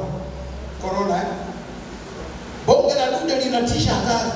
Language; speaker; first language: Swahili; native; Swahili